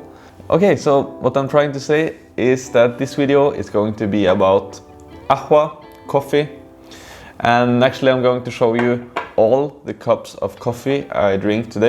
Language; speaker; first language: English; non-native, fluent; Norwegian